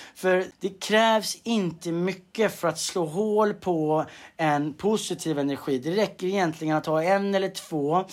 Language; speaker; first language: Swedish; native; Swedish